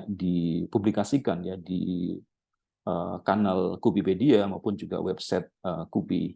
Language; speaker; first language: Indonesian; native; Indonesian